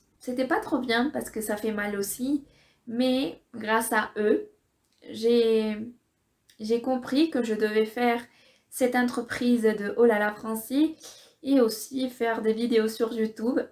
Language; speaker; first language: French; non-native, fluent; Spanish